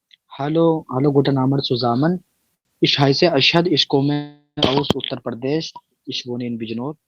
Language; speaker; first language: German; non-native, learner; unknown